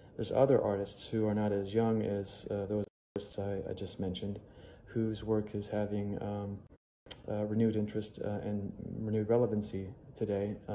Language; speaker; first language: English; native; English